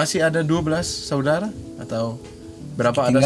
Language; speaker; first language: Indonesian; non-native, learner; Danish